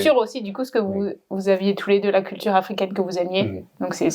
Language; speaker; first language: French; native; French